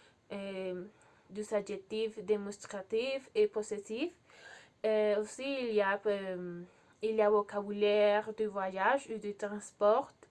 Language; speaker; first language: French; non-native, learner; Spanish